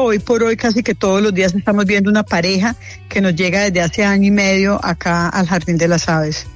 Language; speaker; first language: Spanish; native; Spanish